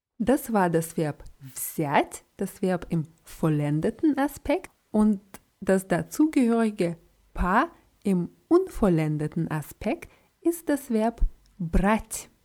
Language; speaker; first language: German; non-native, fluent; Russian